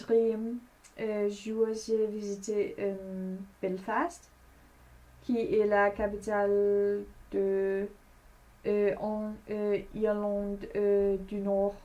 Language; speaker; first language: French; non-native, learner; Danish